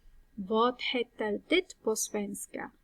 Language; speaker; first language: Swedish; non-native, fluent; Persian